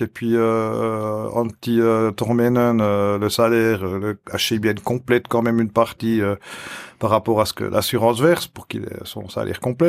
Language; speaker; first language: French; native; French